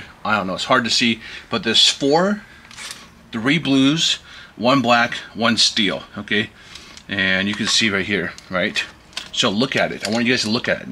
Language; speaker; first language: English; native; English